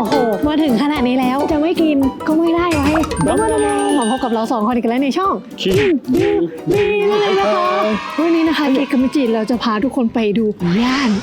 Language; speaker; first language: Thai; native; Thai